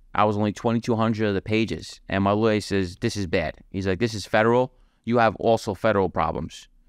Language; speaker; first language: English; native; English